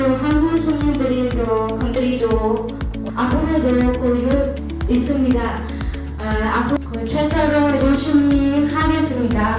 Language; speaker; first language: Korean; non-native, learner; Burmese